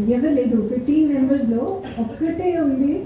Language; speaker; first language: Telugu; non-native, learner; Hindi